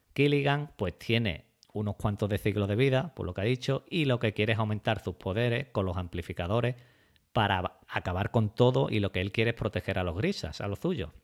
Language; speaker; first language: Spanish; native; Spanish